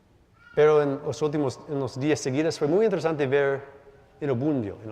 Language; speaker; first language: Spanish; non-native, learner; English